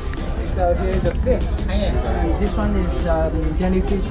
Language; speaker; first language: English; non-native, learner; Vietnamese